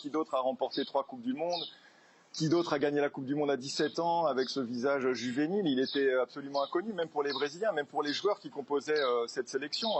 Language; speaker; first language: French; native; French